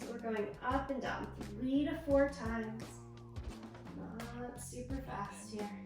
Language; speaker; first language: English; native; English